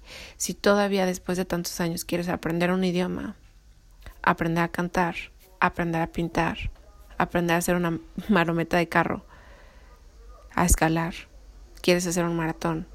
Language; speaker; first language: Spanish; native; Spanish